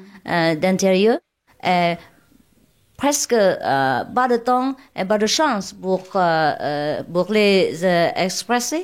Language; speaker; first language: French; non-native, learner; Chinese